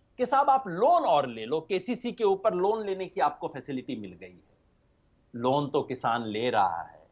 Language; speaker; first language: Hindi; native; Hindi